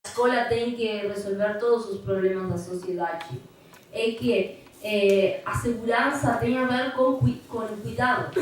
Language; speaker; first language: Portuguese; non-native, fluent; Spanish